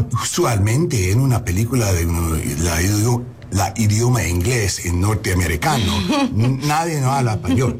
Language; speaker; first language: Spanish; early bilingual, heritage; Spanish